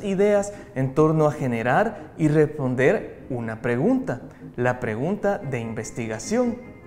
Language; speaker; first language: Spanish; native; Spanish